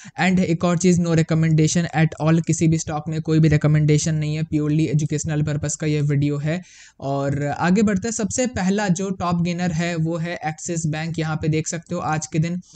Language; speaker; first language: Hindi; native; Hindi